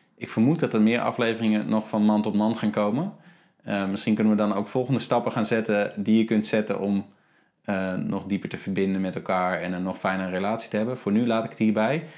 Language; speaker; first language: Dutch; native; Dutch